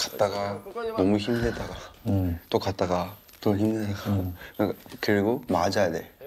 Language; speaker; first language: Korean; non-native, fluent; Cantonese